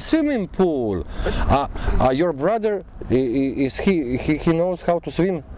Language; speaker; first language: English; non-native, learner; Croatian